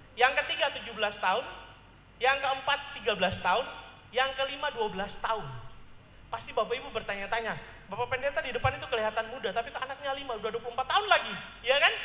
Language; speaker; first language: Indonesian; native; Indonesian